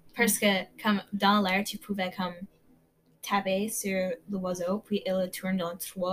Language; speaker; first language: French; non-native, learner; English